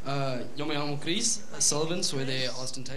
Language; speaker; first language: Spanish; non-native, learner; English